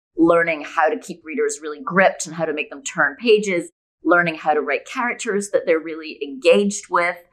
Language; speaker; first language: English; native; English